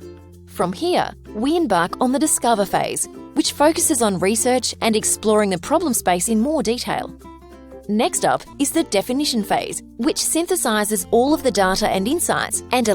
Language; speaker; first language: English; native; English